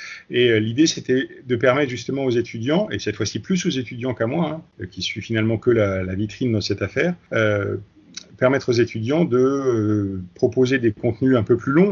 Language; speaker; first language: French; native; French